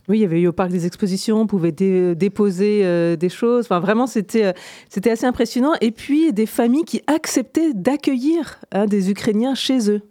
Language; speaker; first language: French; native; French